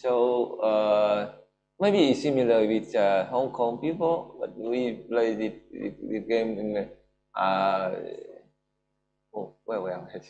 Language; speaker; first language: English; non-native, learner; Vietnamese